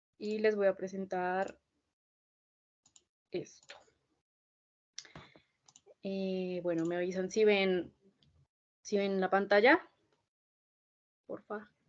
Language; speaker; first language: Spanish; native; Spanish